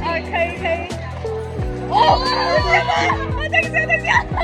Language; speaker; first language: Chinese; non-native, learner; English